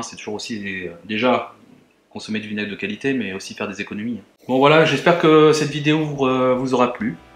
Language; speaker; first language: French; native; French